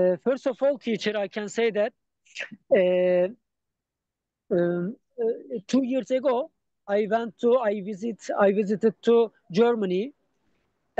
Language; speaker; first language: English; non-native, learner; Turkish